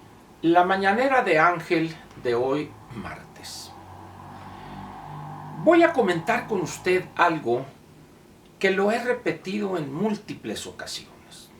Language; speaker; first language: Spanish; native; Spanish